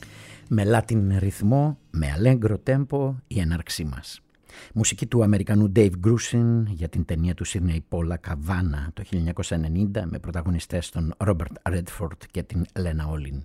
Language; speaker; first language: Greek; native; Greek